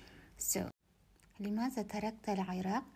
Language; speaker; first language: Arabic; non-native, learner; Kazakh